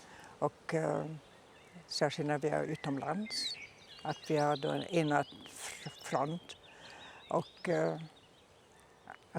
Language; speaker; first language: Swedish; non-native, fluent; German